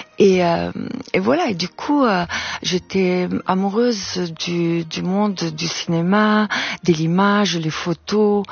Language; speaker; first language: French; non-native, fluent; Italian